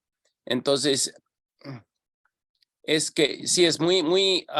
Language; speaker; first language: Spanish; non-native, fluent; English